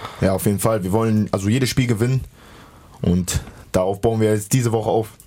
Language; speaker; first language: German; native; German